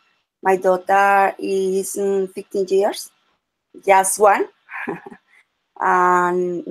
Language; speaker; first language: English; non-native, learner; Spanish